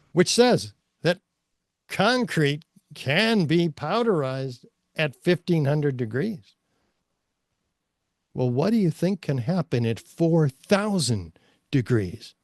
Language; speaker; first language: English; native; English